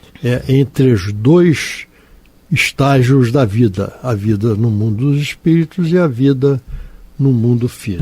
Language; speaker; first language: Portuguese; native; Portuguese